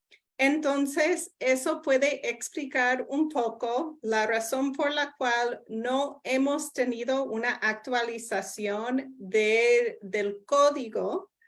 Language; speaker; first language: Spanish; non-native, fluent; English